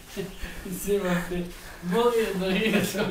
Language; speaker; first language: French; non-native, local second language; Arabic